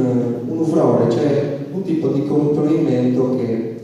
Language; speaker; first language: Italian; native; Italian